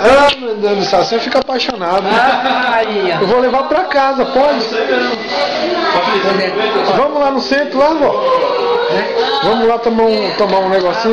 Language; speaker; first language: Portuguese; native; Portuguese